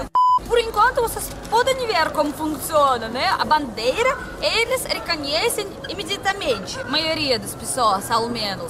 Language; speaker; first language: Portuguese; non-native, learner; Russian